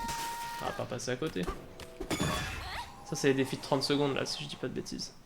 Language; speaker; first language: French; native; French